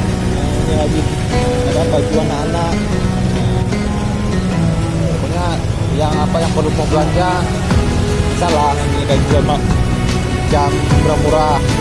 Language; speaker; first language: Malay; non-native, local second language; Achinese